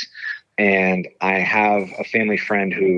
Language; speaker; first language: English; native; English